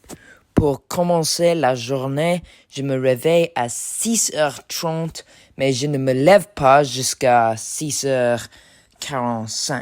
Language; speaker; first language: French; non-native, learner; English